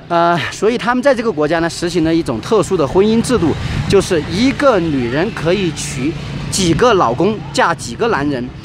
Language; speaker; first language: Chinese; native; Chinese